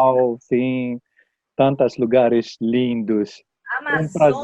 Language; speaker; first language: Portuguese; non-native, learner; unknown